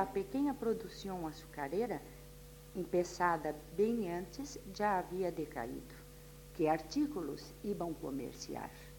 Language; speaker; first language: Spanish; non-native, fluent; Portuguese